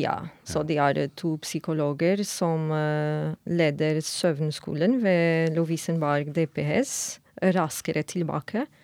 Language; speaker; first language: Norwegian; non-native, fluent; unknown